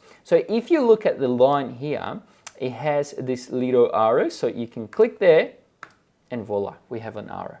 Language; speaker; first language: English; non-native, fluent; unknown